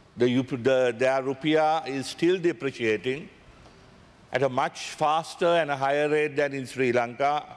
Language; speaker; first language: English; non-native, local second language; Sinhala